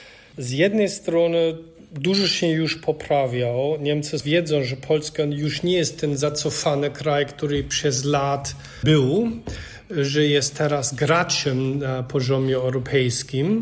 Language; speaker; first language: Polish; non-native, fluent; German